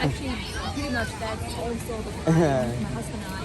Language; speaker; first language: English; non-native, learner; Chinese